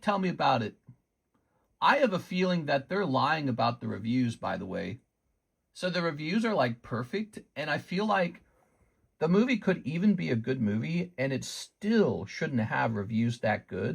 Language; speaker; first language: English; native; English